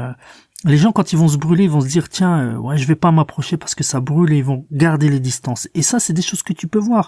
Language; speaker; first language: French; native; French